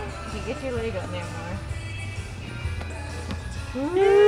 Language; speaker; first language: Indonesian; non-native, learner; English